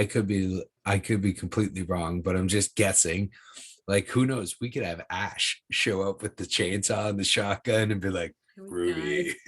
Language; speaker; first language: English; native; English